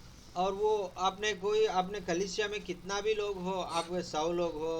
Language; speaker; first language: Hindi; non-native, local second language; Telugu